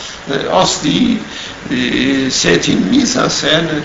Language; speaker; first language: French; non-native, fluent; Portuguese